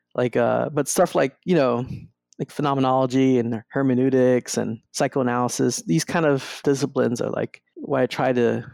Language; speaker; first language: English; non-native, local second language; Spanish